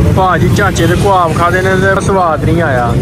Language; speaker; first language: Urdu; non-native, local second language; Punjabi